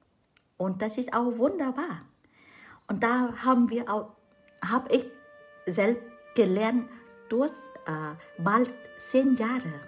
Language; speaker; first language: German; non-native, fluent; Vietnamese